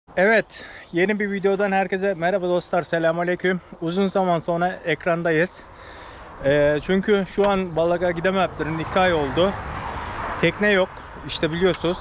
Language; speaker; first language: Turkish; native; Turkish